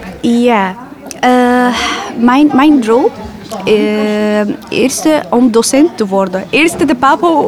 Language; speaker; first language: Dutch; non-native, learner; Arabic